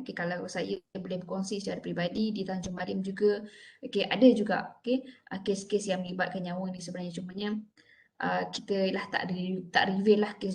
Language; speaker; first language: Malay; native; Malay